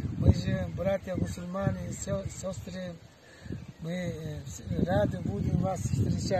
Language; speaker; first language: Russian; non-native, local second language; Uzbek